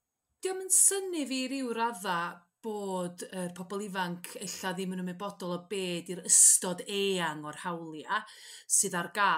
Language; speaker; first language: Welsh; native; Welsh